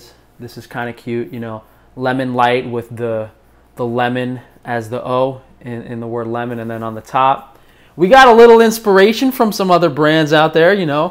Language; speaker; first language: English; native; English